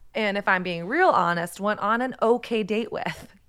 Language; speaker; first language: English; native; English